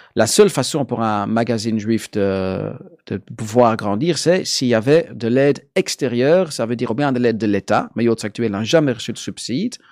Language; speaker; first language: French; native; French